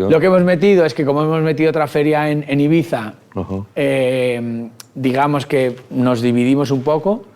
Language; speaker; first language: Spanish; native; Spanish